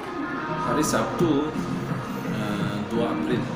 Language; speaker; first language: Indonesian; non-native, learner; Turkish